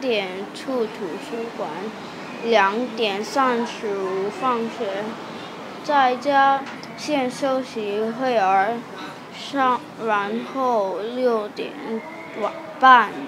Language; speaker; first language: Chinese; non-native, local second language; Cantonese